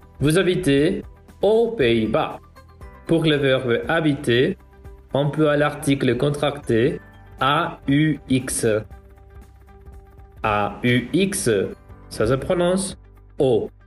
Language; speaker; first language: French; non-native, learner; Spanish